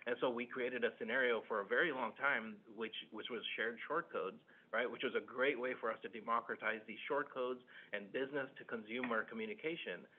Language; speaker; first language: English; early bilingual, other home language; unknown